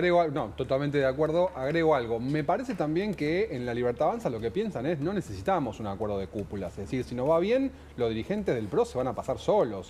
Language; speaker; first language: Spanish; native; Spanish